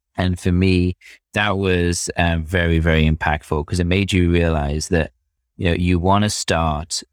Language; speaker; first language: English; native; English